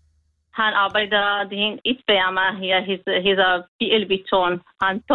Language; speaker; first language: Danish; non-native, learner; Kurdish